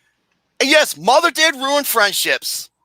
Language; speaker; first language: English; native; English